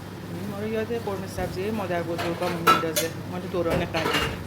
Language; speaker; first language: Persian; native; Persian